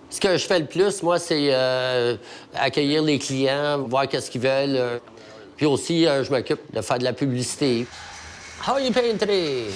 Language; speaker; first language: French; native; French